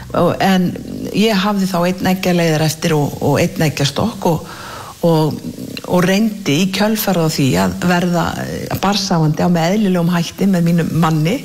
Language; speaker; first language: Icelandic; native; Icelandic